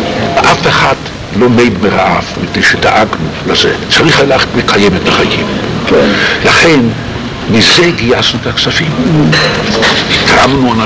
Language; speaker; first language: Hebrew; non-native, fluent; Polish